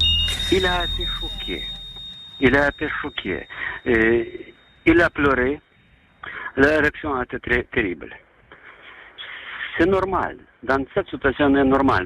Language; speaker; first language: French; non-native, learner; Lithuanian